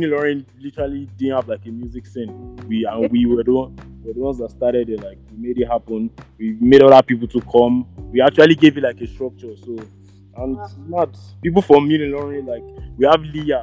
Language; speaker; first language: English; non-native, local second language; Yoruba